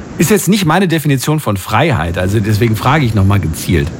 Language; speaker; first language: German; native; German